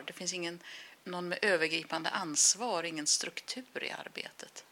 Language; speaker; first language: Swedish; native; Swedish